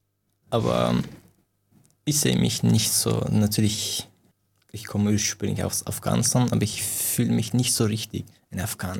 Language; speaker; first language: German; non-native, fluent; Persian